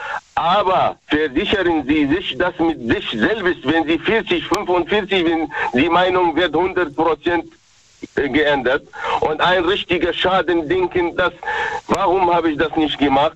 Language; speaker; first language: German; non-native, learner; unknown